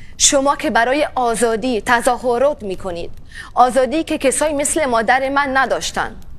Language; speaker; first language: Persian; early bilingual, heritage; Italian